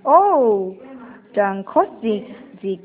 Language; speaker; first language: German; non-native, learner; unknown